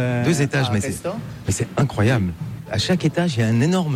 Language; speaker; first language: French; native; French